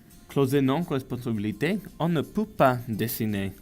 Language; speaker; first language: French; non-native, learner; English